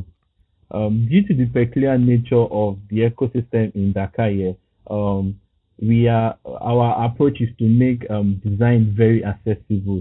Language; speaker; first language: English; non-native, local second language; Yoruba